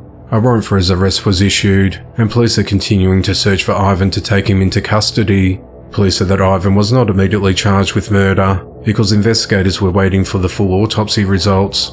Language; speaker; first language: English; native; English